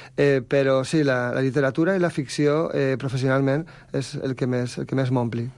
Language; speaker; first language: Catalan; native; Catalan